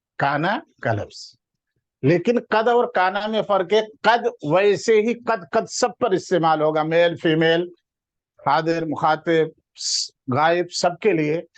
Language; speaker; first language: Urdu; native; Urdu